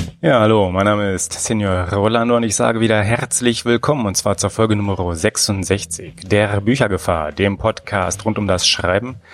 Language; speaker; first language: German; native; German